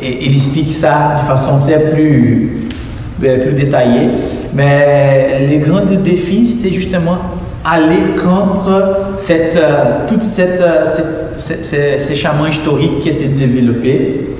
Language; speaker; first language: French; non-native, fluent; Portuguese